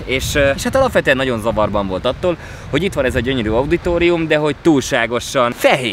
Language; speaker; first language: Hungarian; native; Hungarian